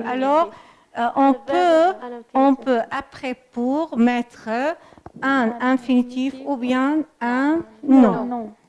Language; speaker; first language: French; non-native, fluent; Arabic